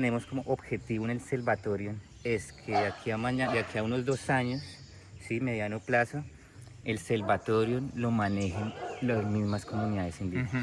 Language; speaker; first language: Spanish; native; Spanish